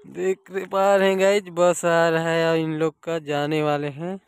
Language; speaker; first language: Hindi; native; Hindi